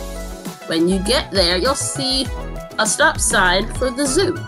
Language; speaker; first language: English; native; English